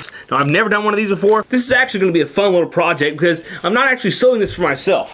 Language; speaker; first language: English; native; English